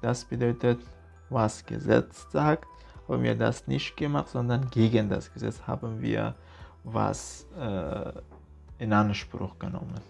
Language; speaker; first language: German; non-native, fluent; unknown